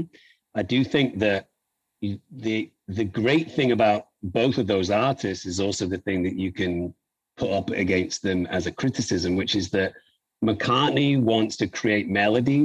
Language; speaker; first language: English; native; English